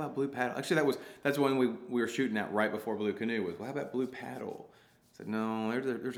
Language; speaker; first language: English; native; English